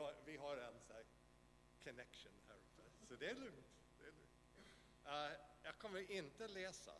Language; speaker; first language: Swedish; non-native, fluent; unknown